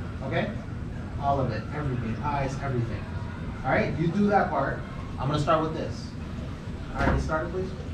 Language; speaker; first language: English; early bilingual, other home language; Spanish